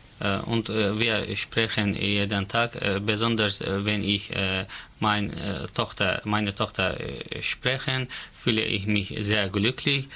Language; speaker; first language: German; non-native, learner; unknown